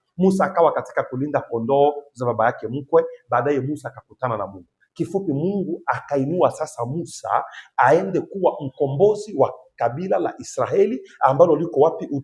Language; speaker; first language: Swahili; native; Swahili